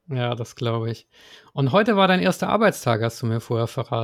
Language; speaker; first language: German; native; German